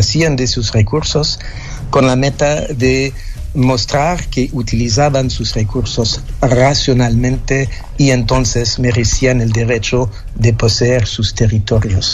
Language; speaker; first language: Spanish; non-native, fluent; French